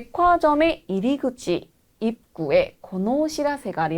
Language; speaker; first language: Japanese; non-native, fluent; Korean